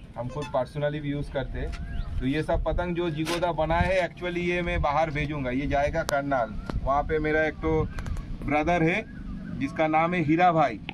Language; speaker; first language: Hindi; non-native, local second language; Bangla